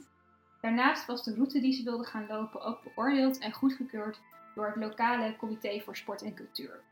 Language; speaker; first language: Dutch; native; Dutch